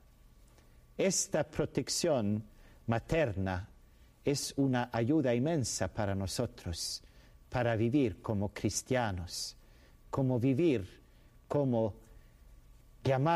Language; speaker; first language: Spanish; non-native, fluent; Swedish